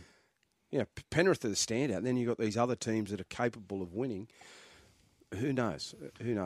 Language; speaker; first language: English; native; English